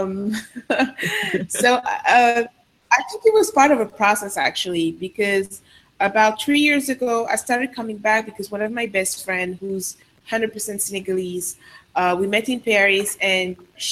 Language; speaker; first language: English; non-native, fluent; Sango